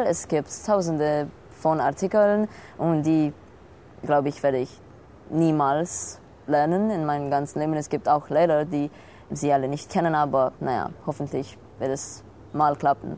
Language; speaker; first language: German; non-native, fluent; Romanian